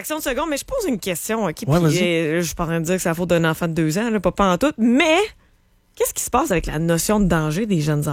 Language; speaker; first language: French; native; French